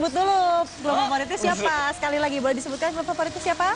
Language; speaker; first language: Indonesian; native; Indonesian